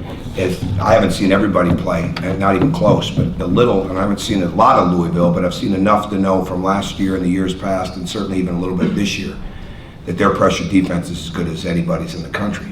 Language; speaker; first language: English; native; English